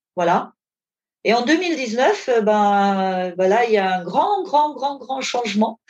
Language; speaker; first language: French; non-native, fluent; German